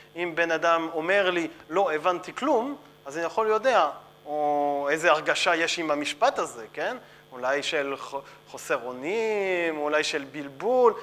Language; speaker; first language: Hebrew; non-native, fluent; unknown